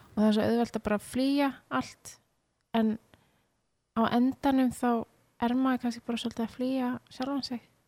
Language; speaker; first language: Icelandic; native; Icelandic